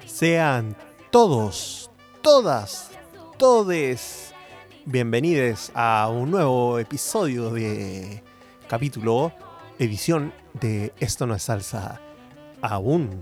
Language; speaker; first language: Spanish; native; Spanish